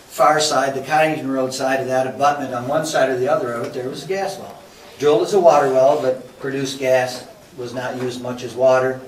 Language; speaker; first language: English; native; English